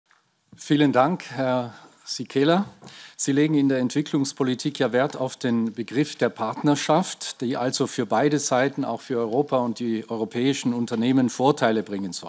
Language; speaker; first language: German; native; German